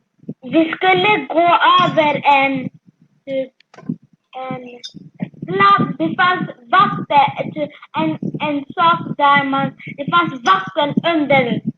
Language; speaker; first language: Swedish; early bilingual, other home language; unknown